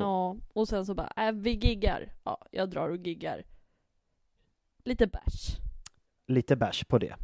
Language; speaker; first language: Swedish; native; Swedish